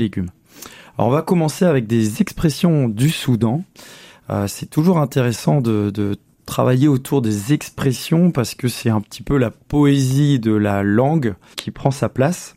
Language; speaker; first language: French; native; French